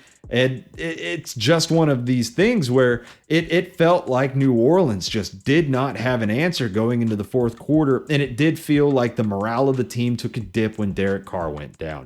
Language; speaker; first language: English; native; English